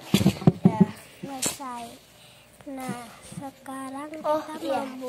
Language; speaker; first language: Indonesian; native; Indonesian